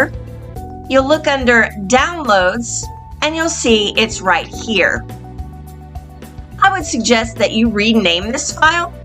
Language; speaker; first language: English; native; English